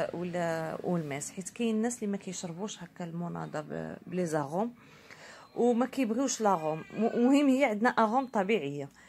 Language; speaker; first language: Arabic; native; Arabic